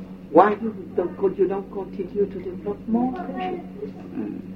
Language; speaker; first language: English; non-native, learner; Vietnamese